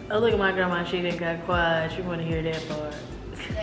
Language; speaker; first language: English; native; English